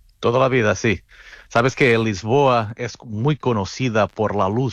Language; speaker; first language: Spanish; non-native, fluent; Portuguese